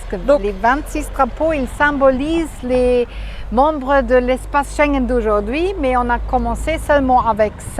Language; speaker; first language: French; non-native, fluent; German